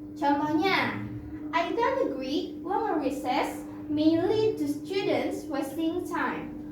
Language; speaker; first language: English; non-native, fluent; Indonesian